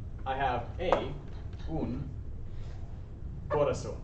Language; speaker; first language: Spanish; non-native, fluent; English